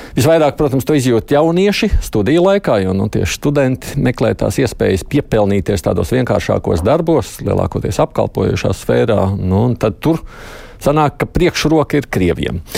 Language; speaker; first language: Latvian; native; Latvian